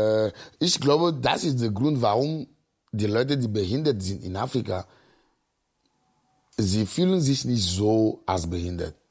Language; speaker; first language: German; non-native, learner; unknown